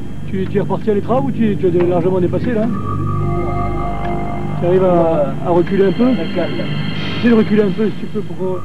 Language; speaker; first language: French; native; French